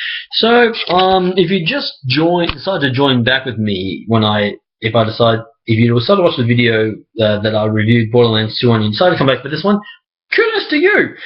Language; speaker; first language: English; native; English